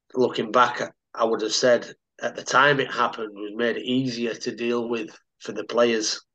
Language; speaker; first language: English; native; English